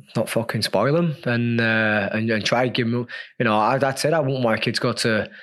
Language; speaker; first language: English; native; English